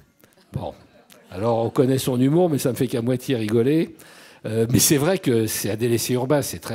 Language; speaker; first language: French; native; French